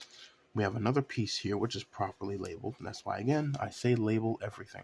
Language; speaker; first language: English; native; English